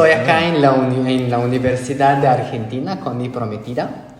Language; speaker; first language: Spanish; non-native, fluent; Hebrew